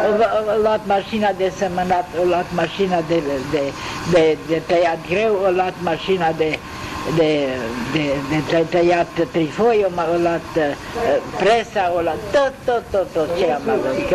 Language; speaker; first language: Romanian; non-native, local second language; German